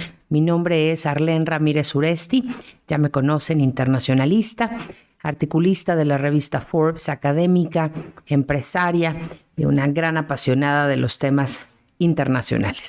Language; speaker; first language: Spanish; native; Spanish